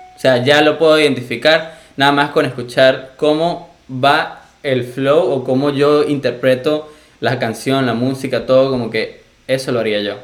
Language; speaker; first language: Spanish; native; Spanish